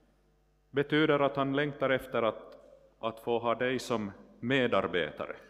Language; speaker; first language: Swedish; non-native, local second language; Finnish